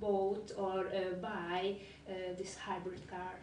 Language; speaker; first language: English; non-native, learner; Hungarian